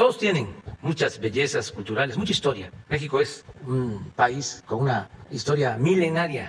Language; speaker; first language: Spanish; native; Spanish